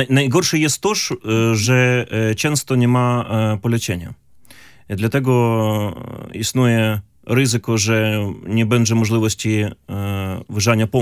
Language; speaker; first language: Polish; non-native, learner; Ukrainian